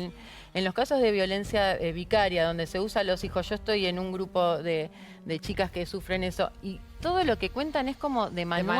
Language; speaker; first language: Spanish; native; Spanish